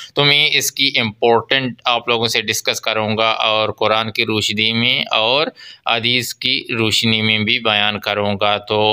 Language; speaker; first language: Urdu; non-native, local second language; Baluchi